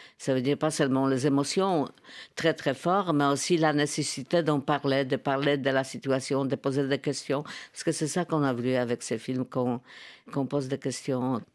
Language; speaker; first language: French; non-native, fluent; Polish